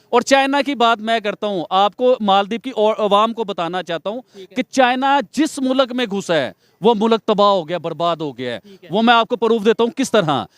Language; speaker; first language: Urdu; non-native, local second language; Punjabi